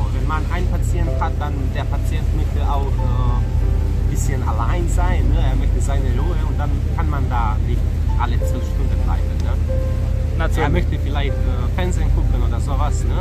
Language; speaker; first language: German; non-native, fluent; Serbian